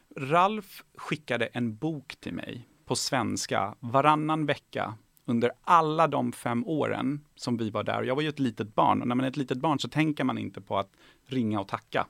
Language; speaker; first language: Swedish; early bilingual, other home language; Persian